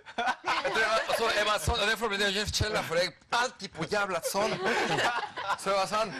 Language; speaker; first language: Norwegian; non-native, fluent; Spanish